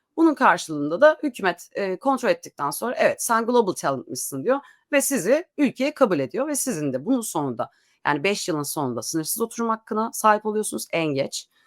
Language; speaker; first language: Turkish; native; Turkish